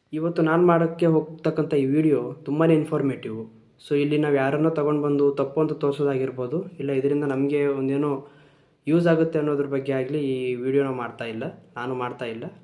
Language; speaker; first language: Kannada; native; Kannada